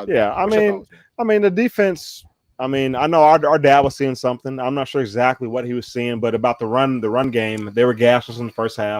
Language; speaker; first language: English; native; English